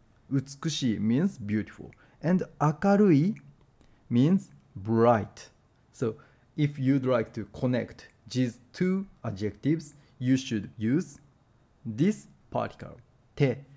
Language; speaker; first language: English; non-native, fluent; Japanese